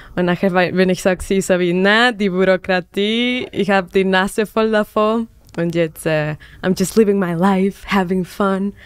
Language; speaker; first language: German; non-native, fluent; Spanish